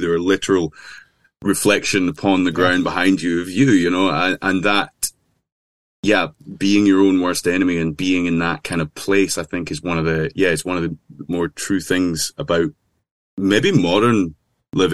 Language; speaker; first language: English; native; English